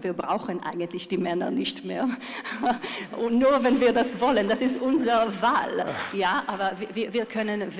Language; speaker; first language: German; non-native, fluent; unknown